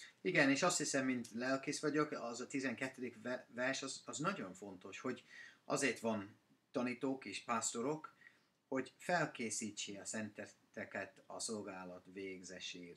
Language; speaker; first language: Hungarian; non-native, fluent; English